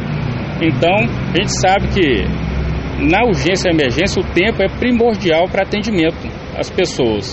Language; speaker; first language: Portuguese; native; Portuguese